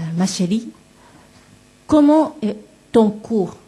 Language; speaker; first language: French; non-native, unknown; Japanese